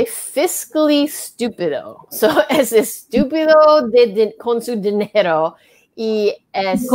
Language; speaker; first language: Spanish; non-native, learner; English